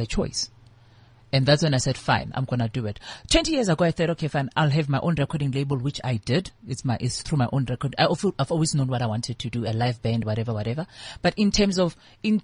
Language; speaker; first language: English; non-native, local second language; Northern Sotho